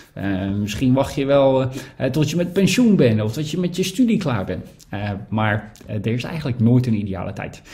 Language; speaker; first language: Dutch; native; Dutch